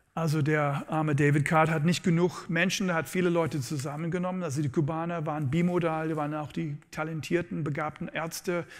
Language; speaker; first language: German; non-native, fluent; English